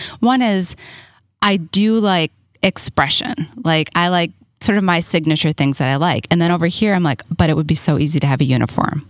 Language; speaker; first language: English; native; English